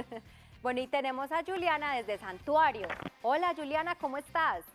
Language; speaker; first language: Spanish; native; Spanish